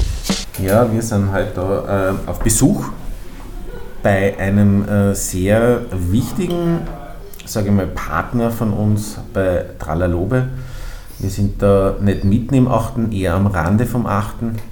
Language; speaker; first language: German; native; German